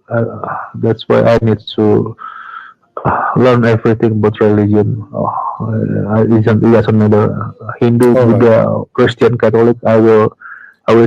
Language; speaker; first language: English; non-native, learner; Indonesian